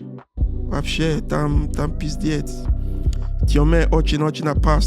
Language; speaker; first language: Russian; non-native, learner; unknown